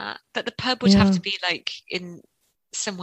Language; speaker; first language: English; native; English